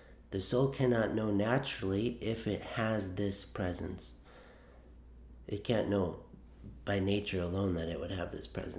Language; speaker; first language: English; native; English